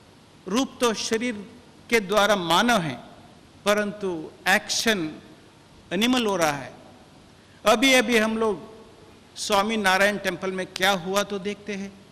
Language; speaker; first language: Hindi; non-native, local second language; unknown